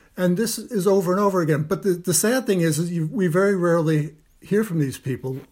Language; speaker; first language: English; native; English